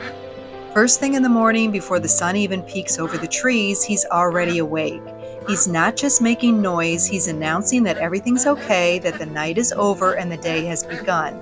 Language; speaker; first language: English; native; English